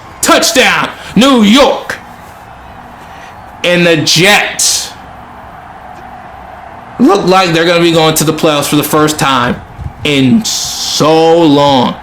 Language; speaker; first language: English; native; English